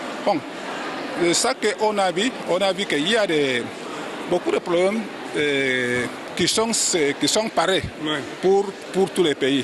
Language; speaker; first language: French; non-native, learner; Spanish